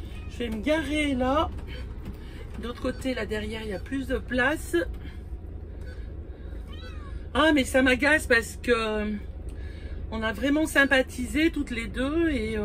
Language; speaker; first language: French; native; French